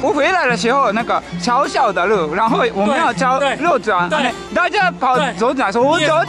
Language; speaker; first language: Chinese; non-native, learner; Japanese